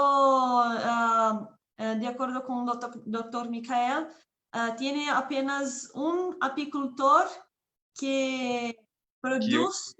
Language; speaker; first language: Spanish; non-native, learner; Portuguese